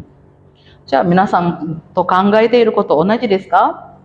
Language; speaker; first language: Japanese; non-native, fluent; Indonesian